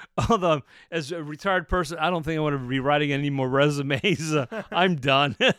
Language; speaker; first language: English; native; English